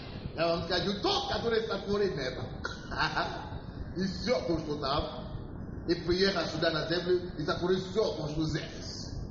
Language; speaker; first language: Russian; non-native, fluent; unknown